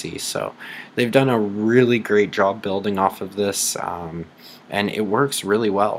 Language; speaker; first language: English; native; English